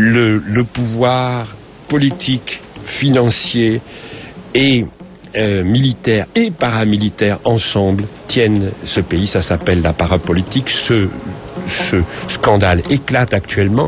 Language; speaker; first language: French; native; French